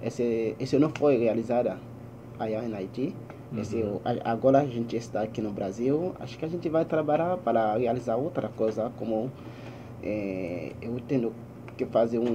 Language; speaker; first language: Portuguese; non-native, learner; Haitian Creole